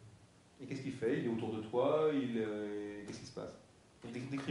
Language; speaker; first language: French; native; French